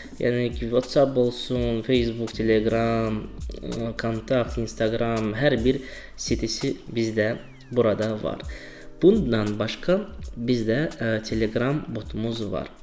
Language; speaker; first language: Turkish; non-native, learner; Azerbaijani